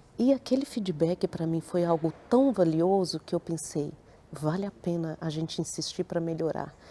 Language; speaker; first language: Portuguese; native; Portuguese